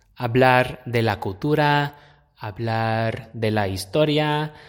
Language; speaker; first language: Spanish; non-native, fluent; English